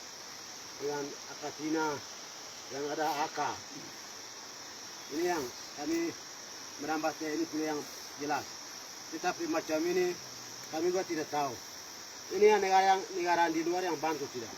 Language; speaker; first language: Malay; non-native, local second language; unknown